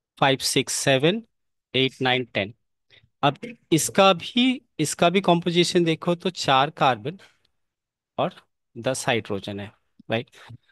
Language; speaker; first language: Hindi; native; Hindi